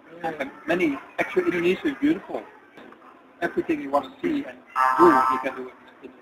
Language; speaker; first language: English; non-native, learner; Dutch